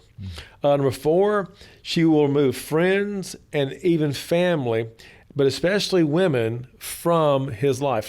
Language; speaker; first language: English; native; English